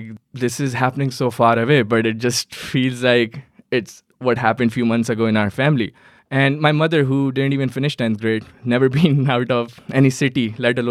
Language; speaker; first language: English; non-native, local second language; Urdu